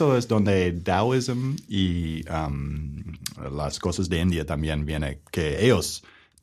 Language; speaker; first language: Spanish; non-native, learner; English